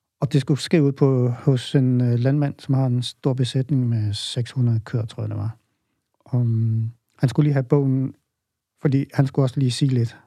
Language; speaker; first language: Danish; native; Danish